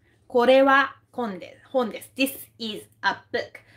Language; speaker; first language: English; non-native, fluent; Japanese